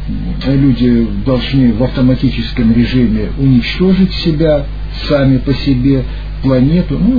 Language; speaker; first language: Russian; native; Russian